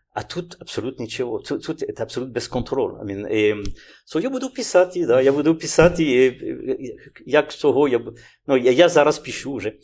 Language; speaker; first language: Ukrainian; non-native, learner; French